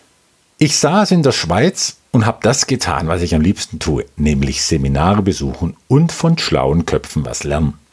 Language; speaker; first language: German; native; German